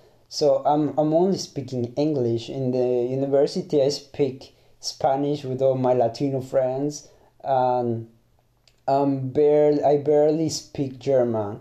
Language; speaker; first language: English; non-native, fluent; Spanish